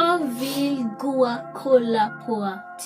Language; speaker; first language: Swedish; non-native, learner; English